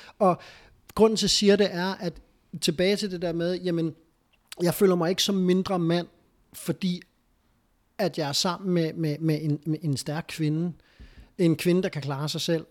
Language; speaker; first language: Danish; early bilingual, other home language; Spanish